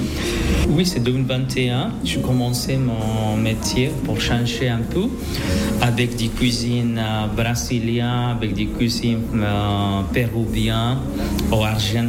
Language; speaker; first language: French; non-native, learner; Spanish